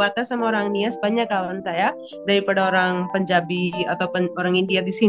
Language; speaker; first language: Indonesian; non-native, fluent; Punjabi